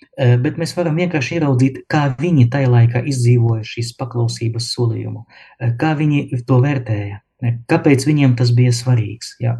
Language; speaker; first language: Latvian; non-native, local second language; Russian